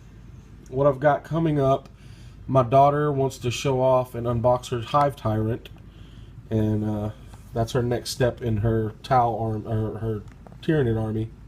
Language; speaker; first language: English; native; English